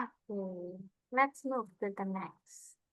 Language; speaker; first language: English; non-native, fluent; Indonesian